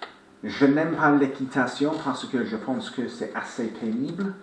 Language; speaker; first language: French; non-native, fluent; English